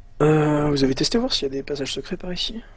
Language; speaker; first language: French; native; French